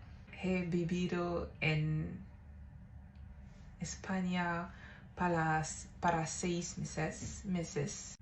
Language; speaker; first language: Spanish; non-native, learner; French